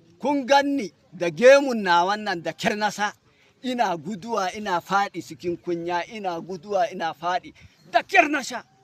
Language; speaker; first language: Hausa; non-native, local second language; Fula